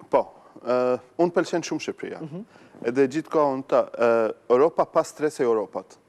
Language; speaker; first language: Albanian; non-native, learner; Arabic